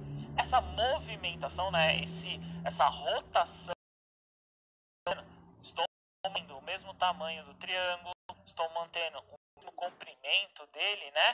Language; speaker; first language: Portuguese; native; Portuguese